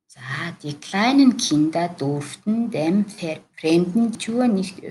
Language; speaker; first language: German; non-native, learner; Mongolian